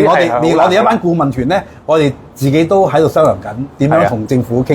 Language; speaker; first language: Cantonese; native; Cantonese